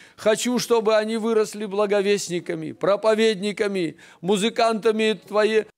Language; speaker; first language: Russian; native; Russian